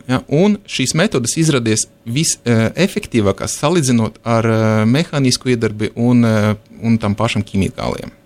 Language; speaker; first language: Latvian; non-native, local second language; Russian